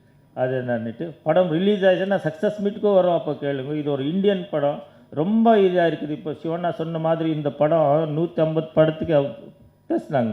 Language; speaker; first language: Tamil; non-native, learner; Kannada